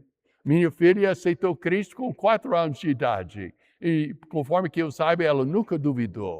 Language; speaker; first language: Portuguese; non-native, fluent; English